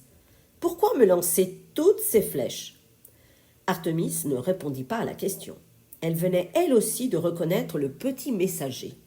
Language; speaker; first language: French; native; French